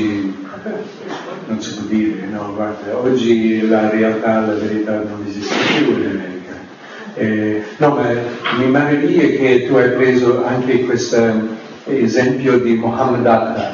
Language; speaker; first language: Italian; non-native, fluent; English